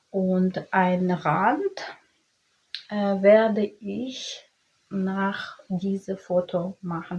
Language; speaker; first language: German; non-native, learner; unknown